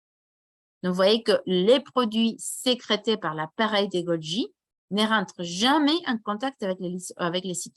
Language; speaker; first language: French; non-native, fluent; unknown